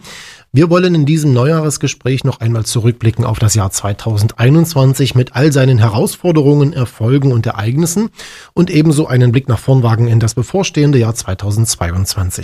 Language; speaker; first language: German; native; German